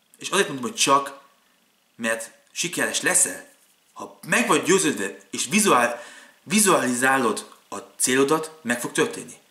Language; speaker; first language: Hungarian; early bilingual, other home language; German